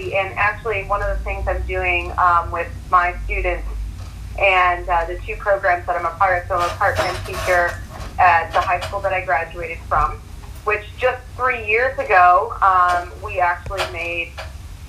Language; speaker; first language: English; native; English